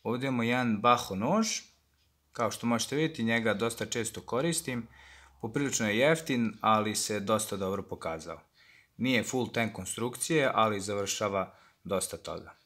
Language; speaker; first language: Serbian; native; Serbian